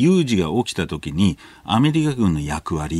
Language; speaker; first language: Japanese; native; Japanese